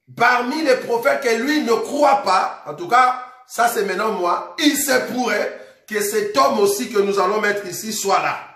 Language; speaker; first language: French; non-native, local second language; Lingala